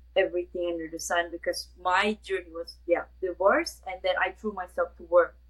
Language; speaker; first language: English; non-native, local second language; Malay